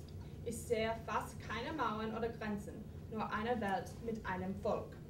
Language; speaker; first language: German; non-native, fluent; English